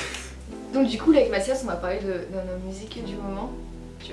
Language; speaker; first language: French; native; French